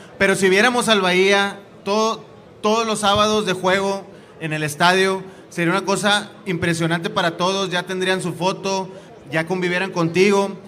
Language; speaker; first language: Spanish; native; Spanish